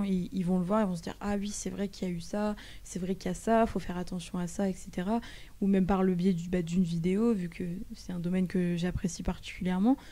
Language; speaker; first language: French; native; French